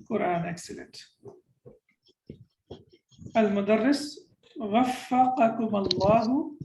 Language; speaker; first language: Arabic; non-native, fluent; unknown